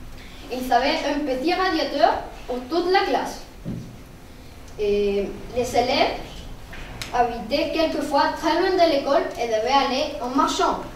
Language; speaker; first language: French; non-native, learner; Spanish